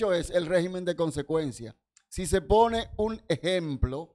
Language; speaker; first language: Spanish; native; Spanish